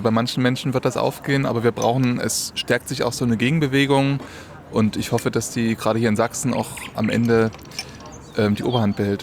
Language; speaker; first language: German; native; German